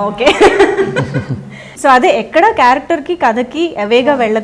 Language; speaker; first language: Telugu; native; Telugu